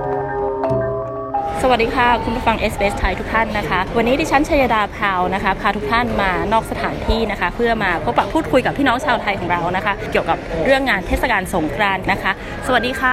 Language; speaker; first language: Thai; native; Thai